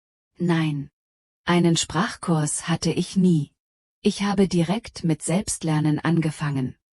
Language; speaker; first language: German; non-native, fluent; Polish